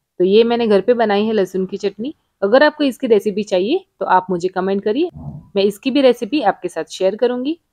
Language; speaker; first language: Hindi; non-native, local second language; Gujarati